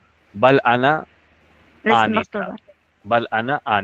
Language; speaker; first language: Arabic; non-native, fluent; Urdu